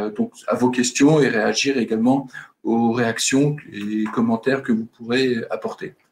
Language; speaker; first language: French; native; French